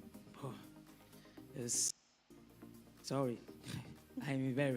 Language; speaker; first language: English; non-native, learner; Portuguese